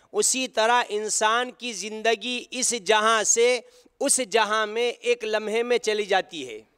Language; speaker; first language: Urdu; native; Urdu